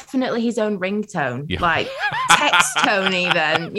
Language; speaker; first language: English; native; English